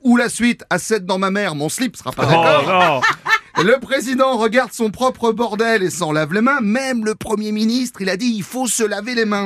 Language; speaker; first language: French; native; French